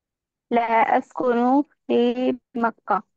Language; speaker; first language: Arabic; non-native, learner; Urdu